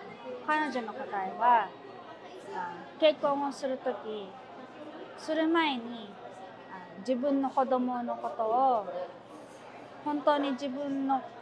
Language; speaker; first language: Japanese; non-native, fluent; Filipino